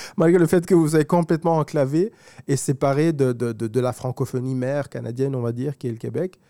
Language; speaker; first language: French; non-native, local second language; Kinyarwanda